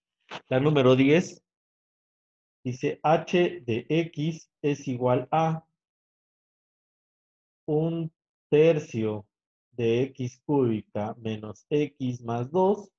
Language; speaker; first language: Spanish; native; Spanish